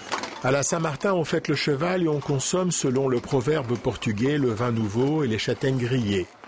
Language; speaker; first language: French; native; French